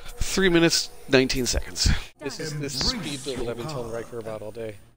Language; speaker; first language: English; native; English